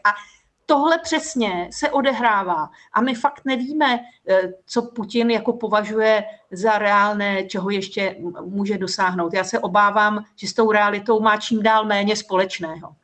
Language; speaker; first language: Czech; native; Czech